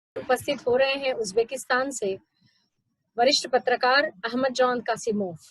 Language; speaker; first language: Hindi; native; Hindi